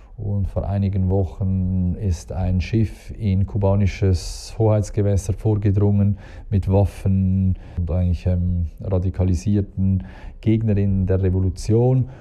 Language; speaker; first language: German; native; German